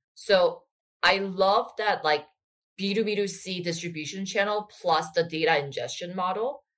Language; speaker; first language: English; non-native, fluent; Korean